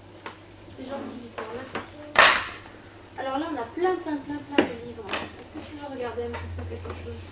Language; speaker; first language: French; native; French